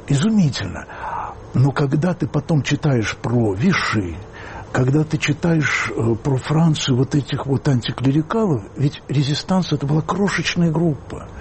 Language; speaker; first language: Russian; native; Russian